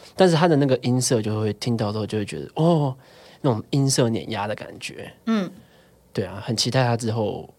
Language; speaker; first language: Chinese; non-native, local second language; Min Nan Chinese